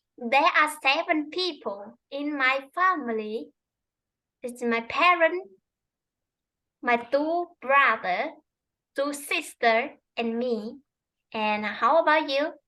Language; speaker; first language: English; non-native, fluent; Vietnamese